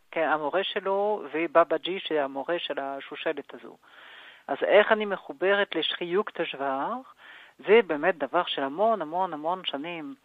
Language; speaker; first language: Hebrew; non-native, fluent; French